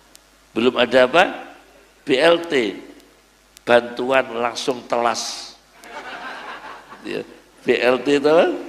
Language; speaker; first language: Indonesian; native; Indonesian